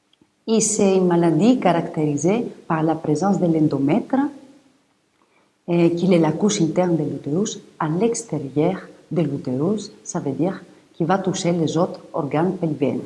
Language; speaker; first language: French; non-native, fluent; Greek